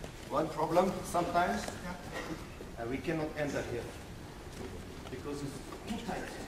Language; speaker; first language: English; non-native, learner; German